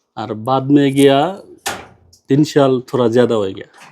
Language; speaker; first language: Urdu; non-native, learner; Bangla